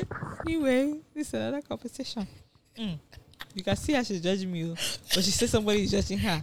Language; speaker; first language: English; non-native, local second language; Yoruba